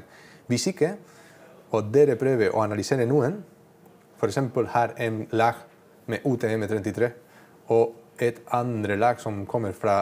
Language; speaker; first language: Norwegian; non-native, learner; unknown